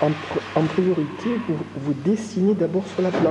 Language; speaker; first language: French; native; French